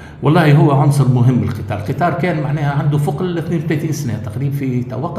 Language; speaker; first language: Arabic; native; Arabic